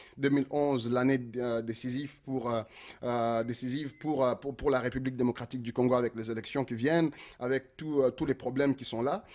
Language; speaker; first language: French; non-native, local second language; Lingala